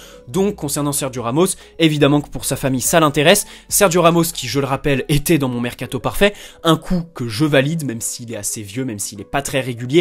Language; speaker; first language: French; native; French